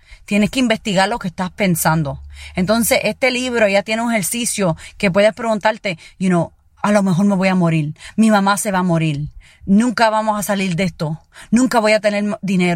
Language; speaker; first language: Spanish; early bilingual, heritage; Spanish